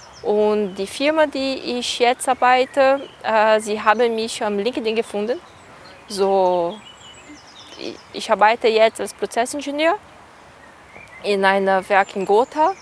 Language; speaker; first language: German; non-native, fluent; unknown